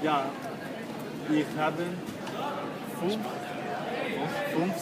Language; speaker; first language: German; non-native, learner; Spanish